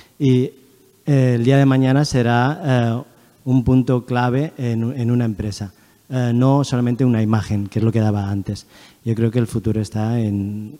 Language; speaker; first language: Spanish; early bilingual, other home language; Chinese